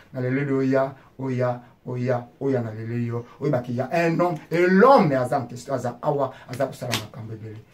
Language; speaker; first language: Lingala; native; Lingala